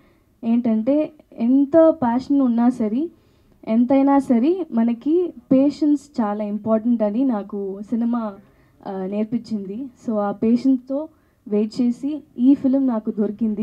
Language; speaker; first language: Telugu; non-native, learner; Tamil